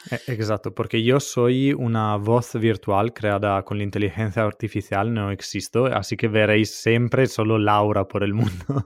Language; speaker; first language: Spanish; non-native, fluent; Italian